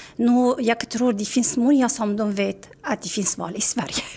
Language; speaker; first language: Swedish; non-native, learner; Arabic